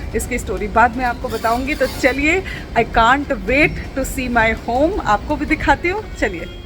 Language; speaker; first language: Hindi; native; Hindi